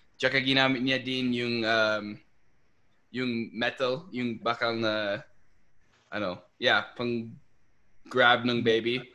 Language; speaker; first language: Filipino; non-native, fluent; English